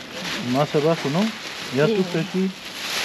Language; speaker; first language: Spanish; non-native, learner; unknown